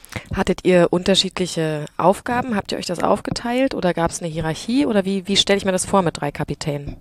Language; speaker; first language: German; native; German